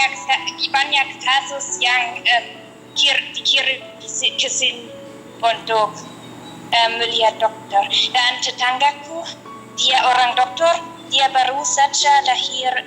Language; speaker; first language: Indonesian; non-native, fluent; German